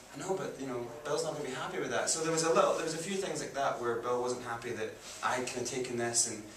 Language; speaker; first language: English; native; English